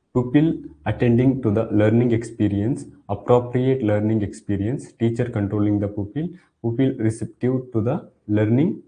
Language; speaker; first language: English; non-native, local second language; Kannada